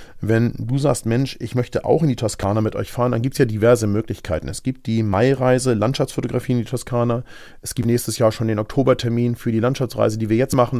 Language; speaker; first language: German; native; German